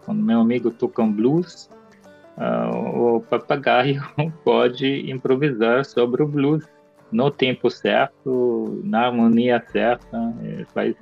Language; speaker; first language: Portuguese; non-native, fluent; Italian